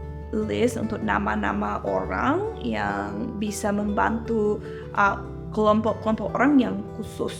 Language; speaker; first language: Indonesian; early bilingual, heritage; English